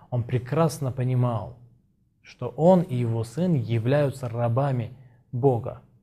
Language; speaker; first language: Russian; non-native, local second language; Azerbaijani